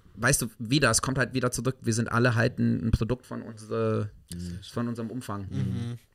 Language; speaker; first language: German; non-native, fluent; English